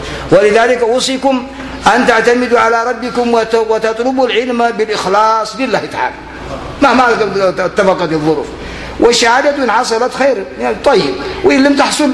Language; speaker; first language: Arabic; non-native, fluent; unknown